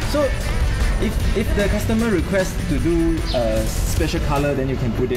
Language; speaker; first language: English; non-native, learner; Chinese